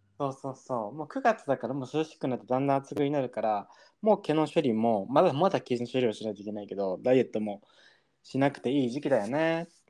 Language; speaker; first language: Japanese; early bilingual, heritage; Japanese